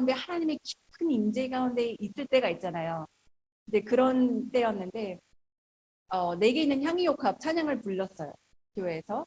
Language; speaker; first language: Korean; early bilingual, heritage; Korean